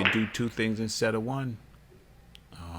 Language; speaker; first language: English; native; English